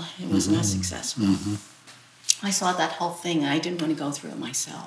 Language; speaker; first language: English; early bilingual, other home language; Chinese